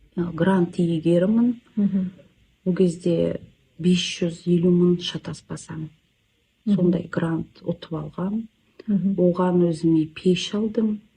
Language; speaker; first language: Kazakh; non-native, local second language; Russian